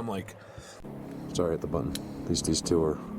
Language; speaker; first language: English; native; English